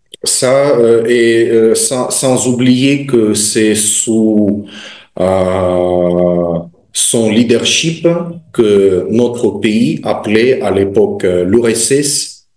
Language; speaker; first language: French; non-native, fluent; Russian